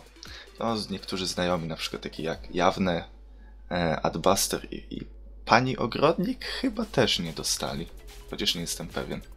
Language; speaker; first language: Polish; native; Polish